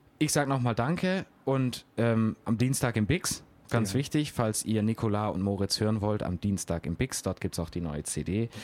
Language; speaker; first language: German; native; German